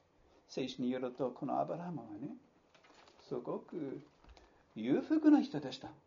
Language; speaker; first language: Japanese; non-native, fluent; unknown